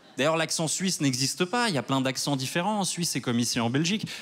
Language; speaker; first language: French; native; French